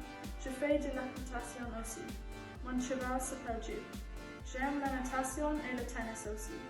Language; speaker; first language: French; non-native, learner; English